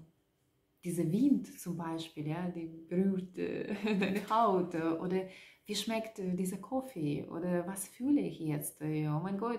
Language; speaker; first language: German; non-native, learner; Russian